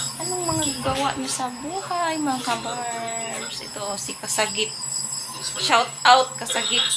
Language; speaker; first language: Filipino; non-native, local second language; Cebuano